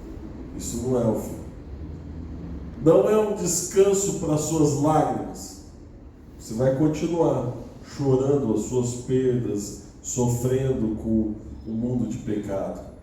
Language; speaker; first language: Portuguese; native; Portuguese